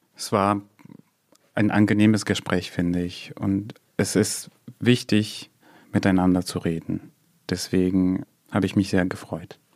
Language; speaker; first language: German; non-native, fluent; Russian